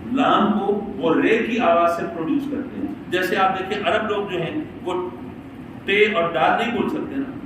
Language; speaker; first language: Urdu; native; Urdu